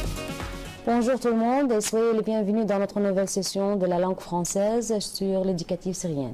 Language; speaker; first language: French; non-native, fluent; Arabic